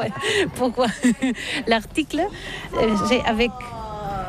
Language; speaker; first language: French; non-native, learner; Catalan